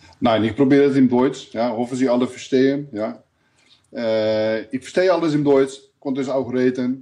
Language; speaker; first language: German; non-native, learner; Dutch